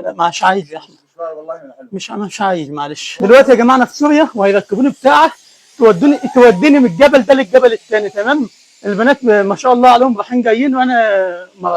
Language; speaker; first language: Arabic; native; Arabic